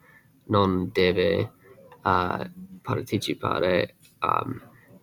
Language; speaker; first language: Italian; non-native, learner; English